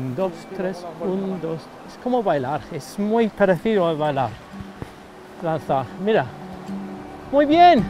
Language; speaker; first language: Spanish; non-native, learner; English